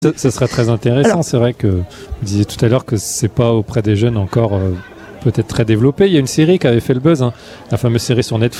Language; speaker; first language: French; native; French